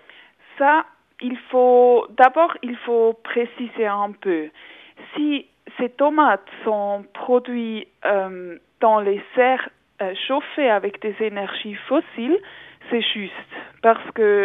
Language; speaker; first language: French; non-native, local second language; German